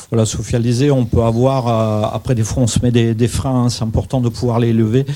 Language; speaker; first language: French; native; French